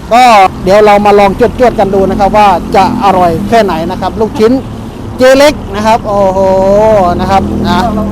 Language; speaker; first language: Thai; native; Thai